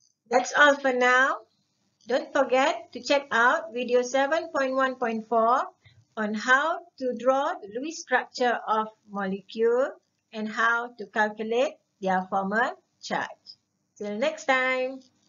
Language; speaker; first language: English; non-native, local second language; Malay